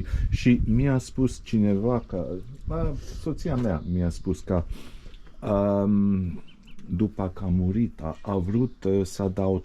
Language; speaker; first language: Romanian; non-native, learner; English